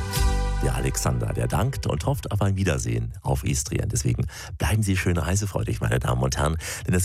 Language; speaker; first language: German; native; German